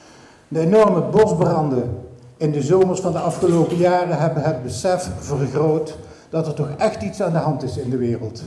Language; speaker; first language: Dutch; native; Dutch